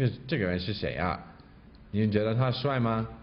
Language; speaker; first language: Chinese; non-native, fluent; English